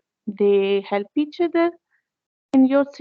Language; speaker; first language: English; non-native, learner; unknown